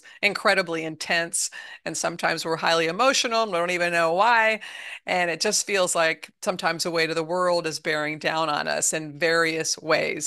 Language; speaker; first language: English; native; English